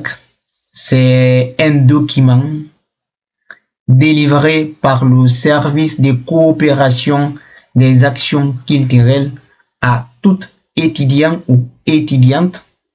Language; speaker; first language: French; non-native, local second language; Fula